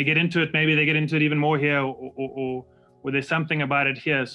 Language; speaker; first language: English; native; English